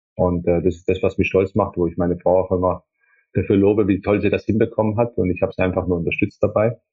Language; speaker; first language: German; early bilingual, other home language; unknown